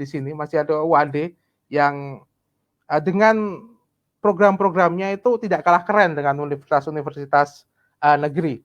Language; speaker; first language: Indonesian; native; Indonesian